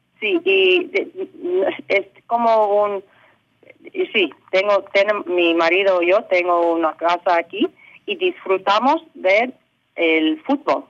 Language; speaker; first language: Spanish; early bilingual, heritage; English